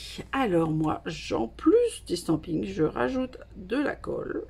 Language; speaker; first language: French; native; French